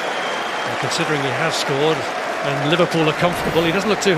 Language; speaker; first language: English; native; English